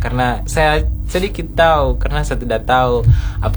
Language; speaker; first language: Indonesian; non-native, learner; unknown